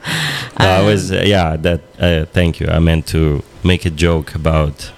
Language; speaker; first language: English; non-native, fluent; Italian